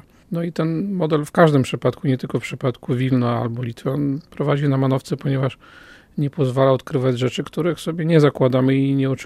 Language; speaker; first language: Polish; native; Polish